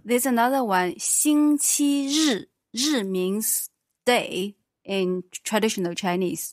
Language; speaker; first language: English; non-native, fluent; Chinese